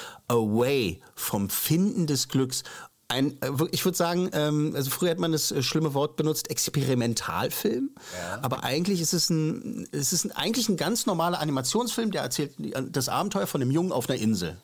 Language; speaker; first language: German; native; German